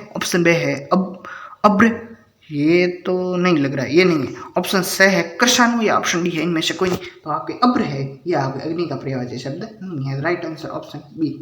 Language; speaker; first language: Hindi; native; Hindi